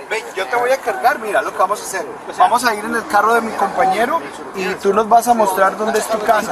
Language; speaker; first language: Spanish; early bilingual, heritage; Spanish